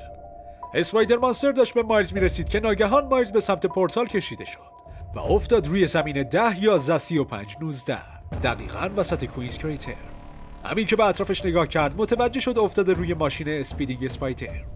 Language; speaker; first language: Persian; native; Persian